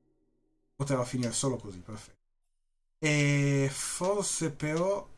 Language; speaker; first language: Italian; native; Italian